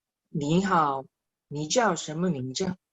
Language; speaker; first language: Chinese; non-native, learner; Indonesian